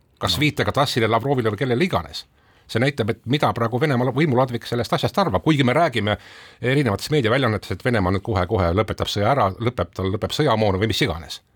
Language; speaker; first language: Estonian; non-native, local second language; Russian